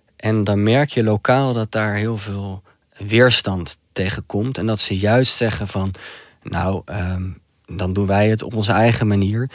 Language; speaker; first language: Dutch; native; Dutch